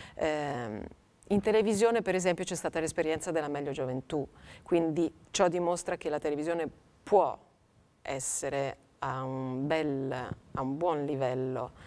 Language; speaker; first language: Italian; native; Italian